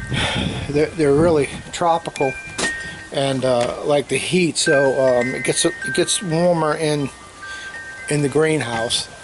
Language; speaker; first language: English; native; English